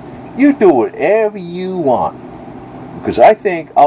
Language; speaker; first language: English; native; English